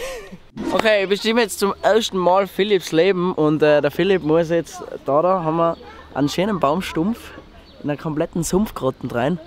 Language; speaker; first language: German; native; German